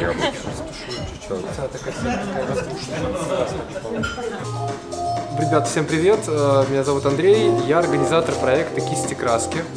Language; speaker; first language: Russian; native; Russian